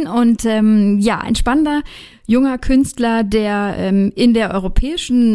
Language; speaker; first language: German; native; German